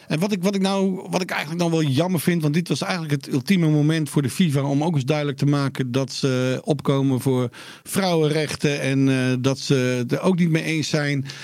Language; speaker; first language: Dutch; native; Dutch